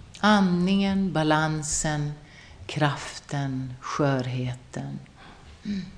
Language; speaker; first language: Swedish; non-native, local second language; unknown